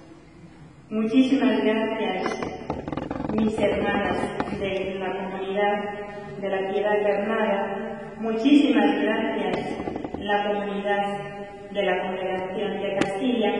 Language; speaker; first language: Spanish; non-native, fluent; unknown